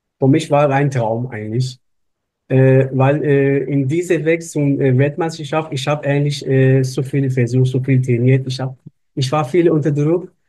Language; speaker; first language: German; non-native, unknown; Persian